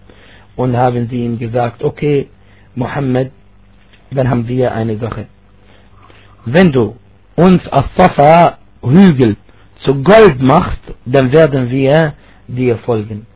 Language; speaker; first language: German; non-native, fluent; Arabic